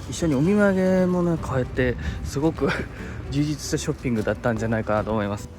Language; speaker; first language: Japanese; native; Japanese